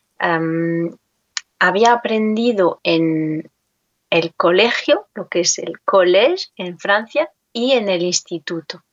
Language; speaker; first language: Spanish; non-native, fluent; French